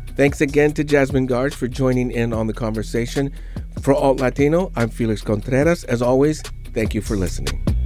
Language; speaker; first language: English; native; English